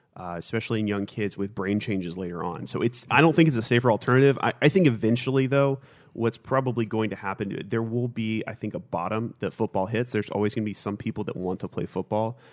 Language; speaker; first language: English; native; English